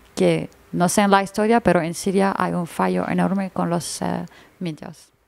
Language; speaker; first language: Spanish; non-native, learner; Arabic